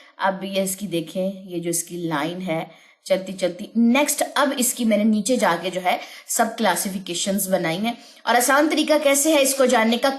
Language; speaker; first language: Urdu; native; Urdu